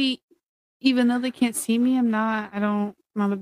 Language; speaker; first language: English; native; English